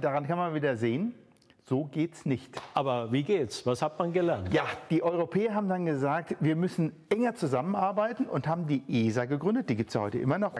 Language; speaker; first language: German; native; German